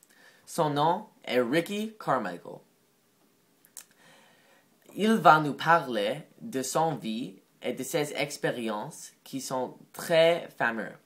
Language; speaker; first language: French; non-native, learner; English